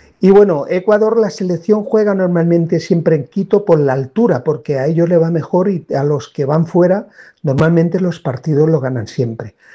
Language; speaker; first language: Spanish; native; Spanish